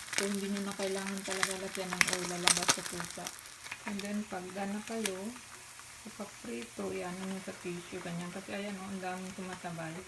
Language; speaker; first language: Filipino; native; Filipino